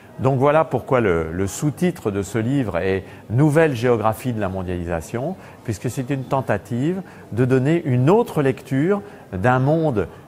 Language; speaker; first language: French; native; French